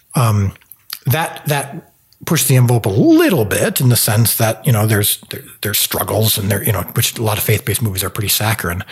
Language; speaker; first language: English; native; English